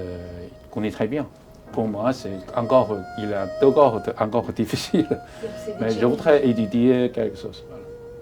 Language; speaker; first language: French; non-native, learner; Chinese